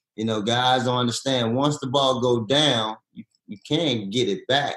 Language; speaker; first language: English; native; English